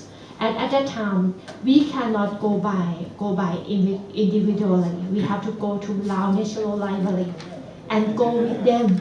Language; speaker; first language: English; non-native, learner; Thai